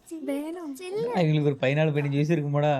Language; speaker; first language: Tamil; native; Tamil